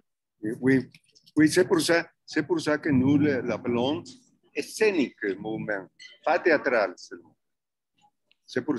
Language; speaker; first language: French; non-native, fluent; Spanish